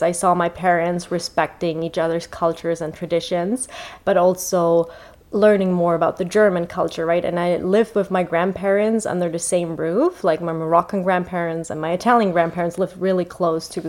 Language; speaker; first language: English; non-native, fluent; German